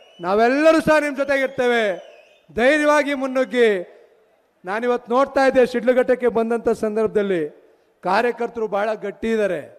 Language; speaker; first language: Kannada; native; Kannada